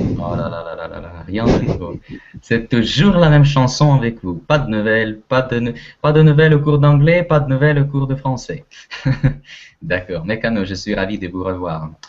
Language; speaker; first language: French; non-native, fluent; Russian